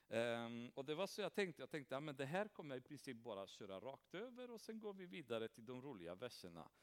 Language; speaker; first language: Swedish; non-native, fluent; Romanian